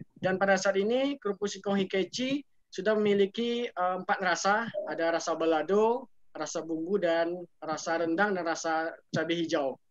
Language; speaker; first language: Indonesian; native; Indonesian